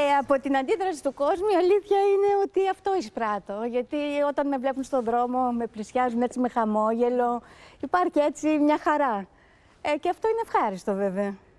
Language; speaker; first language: Greek; early bilingual, heritage; Greek